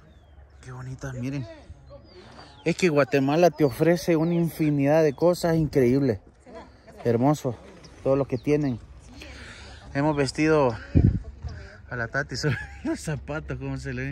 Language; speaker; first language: Spanish; native; Spanish